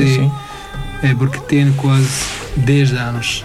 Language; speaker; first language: Portuguese; non-native, learner; Arabic